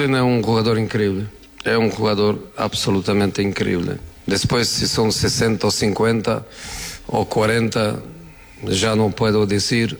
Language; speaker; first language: Spanish; non-native, fluent; Portuguese